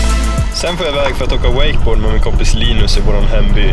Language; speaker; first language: Swedish; native; Swedish